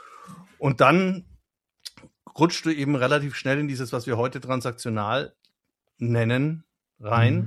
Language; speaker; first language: German; native; German